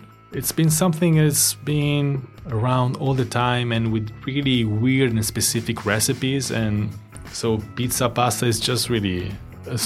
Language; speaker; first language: English; non-native, fluent; Italian